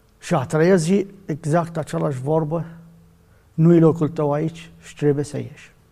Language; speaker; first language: Romanian; non-native, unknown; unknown